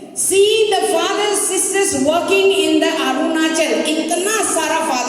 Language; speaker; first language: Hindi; non-native, local second language; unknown